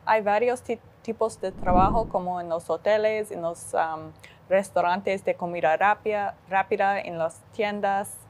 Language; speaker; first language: Spanish; non-native, fluent; English